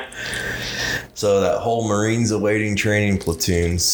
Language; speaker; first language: English; native; English